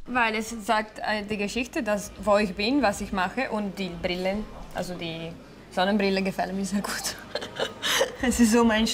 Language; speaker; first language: German; non-native, learner; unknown